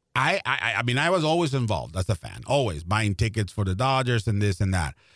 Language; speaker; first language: English; non-native, fluent; Spanish